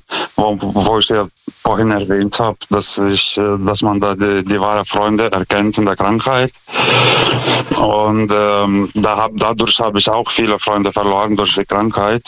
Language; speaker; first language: German; native; German